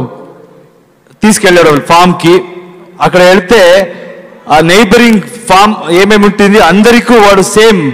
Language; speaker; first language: Telugu; non-native, learner; Kannada